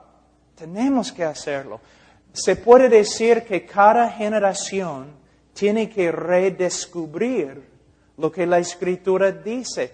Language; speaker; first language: Spanish; non-native, fluent; English